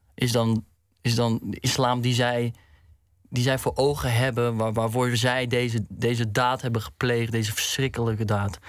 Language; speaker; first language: Dutch; native; Dutch